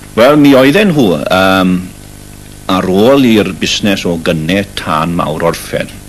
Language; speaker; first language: Welsh; native; Welsh